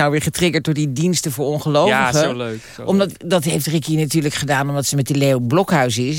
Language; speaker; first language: Dutch; native; Dutch